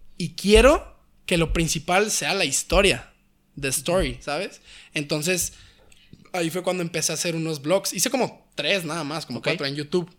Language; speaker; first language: Spanish; native; Spanish